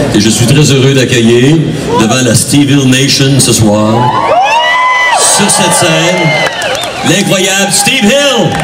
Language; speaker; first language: French; native; French